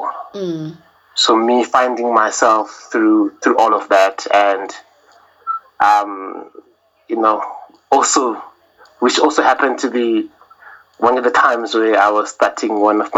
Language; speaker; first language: English; non-native, local second language; Zulu